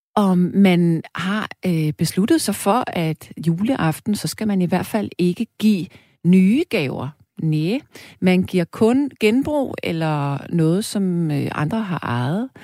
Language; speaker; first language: Danish; native; Danish